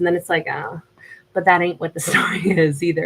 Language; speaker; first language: English; native; English